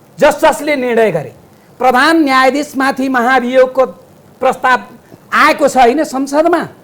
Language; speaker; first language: Nepali; native; Nepali